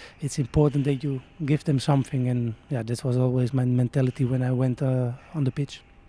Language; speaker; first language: English; non-native, fluent; Dutch